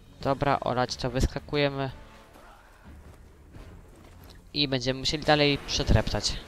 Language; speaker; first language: Polish; native; Polish